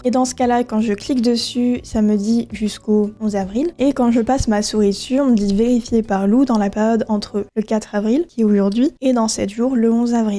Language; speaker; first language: French; native; French